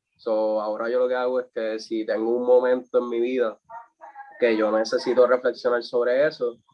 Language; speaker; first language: Spanish; native; Spanish